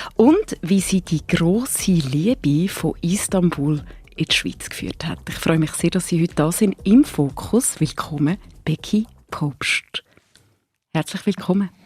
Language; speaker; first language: German; native; German